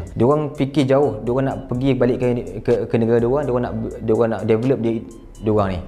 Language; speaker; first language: Malay; native; Malay